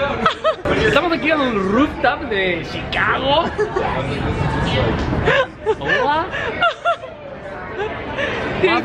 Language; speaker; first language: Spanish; non-native, learner; English